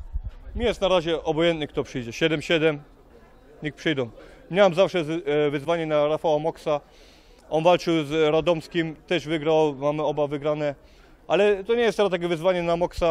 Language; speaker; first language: Polish; early bilingual, heritage; Polish